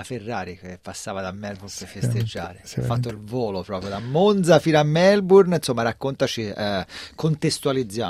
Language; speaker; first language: Italian; native; Italian